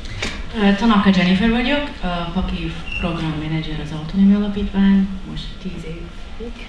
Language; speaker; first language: Hungarian; non-native, learner; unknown